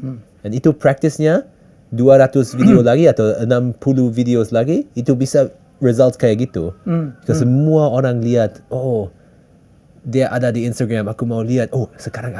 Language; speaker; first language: Indonesian; early bilingual, heritage; English